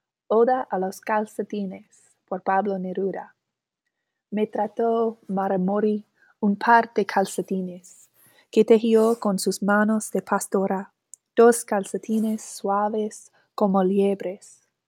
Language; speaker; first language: Spanish; non-native, learner; English